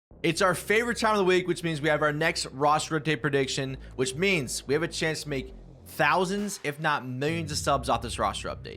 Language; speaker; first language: English; native; English